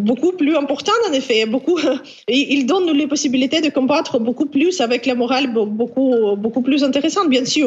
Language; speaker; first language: French; non-native, fluent; Ukrainian